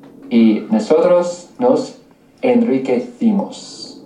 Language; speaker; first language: Spanish; non-native, fluent; English